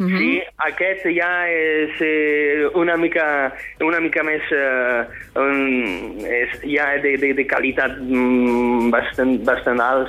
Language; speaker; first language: Catalan; non-native, fluent; French